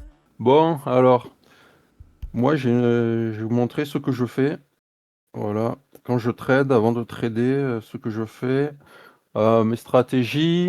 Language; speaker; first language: French; native; French